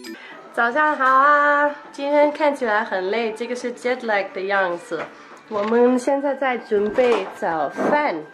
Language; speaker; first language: Chinese; non-native, fluent; Danish